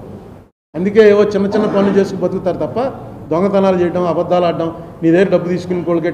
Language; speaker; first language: Telugu; native; Telugu